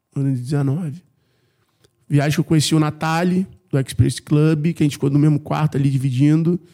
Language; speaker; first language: Portuguese; native; Portuguese